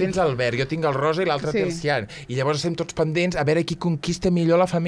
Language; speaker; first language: Catalan; native; Catalan